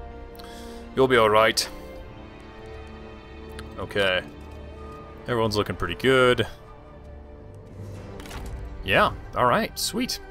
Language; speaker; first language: English; native; English